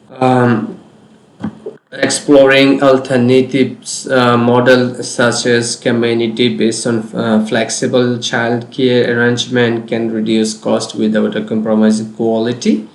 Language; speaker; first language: English; non-native, local second language; Bangla